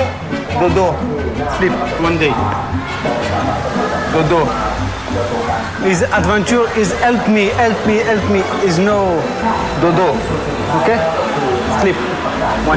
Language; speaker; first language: English; non-native, learner; French